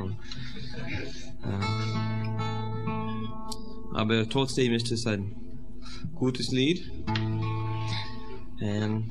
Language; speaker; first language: German; non-native, fluent; English